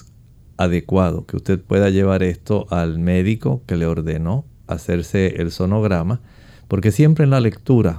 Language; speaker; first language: Spanish; native; Spanish